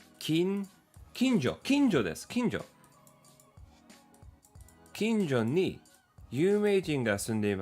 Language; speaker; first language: Japanese; non-native, learner; English